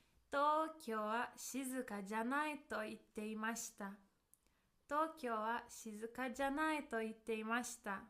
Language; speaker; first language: Japanese; non-native, fluent; English